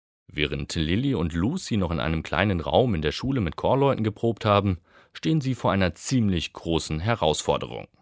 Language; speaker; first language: German; native; German